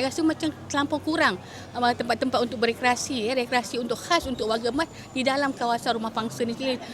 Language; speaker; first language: Malay; native; Malay